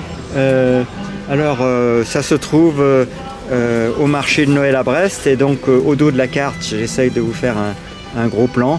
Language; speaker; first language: French; native; French